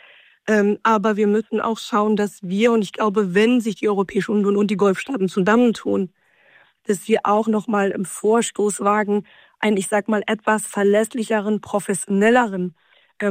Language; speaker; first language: German; native; German